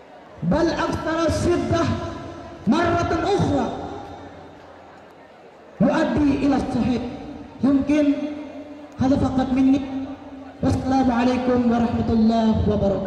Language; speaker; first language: Arabic; non-native, learner; Achinese